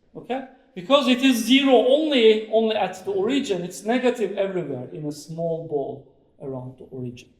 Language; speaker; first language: English; non-native, fluent; Turkish